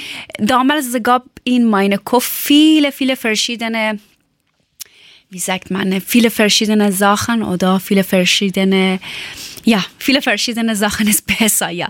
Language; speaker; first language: German; non-native, learner; Persian